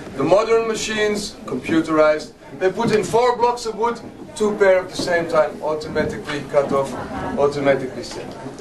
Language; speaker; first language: English; non-native, fluent; Dutch